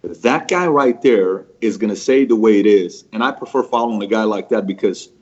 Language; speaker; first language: English; early bilingual, other home language; Persian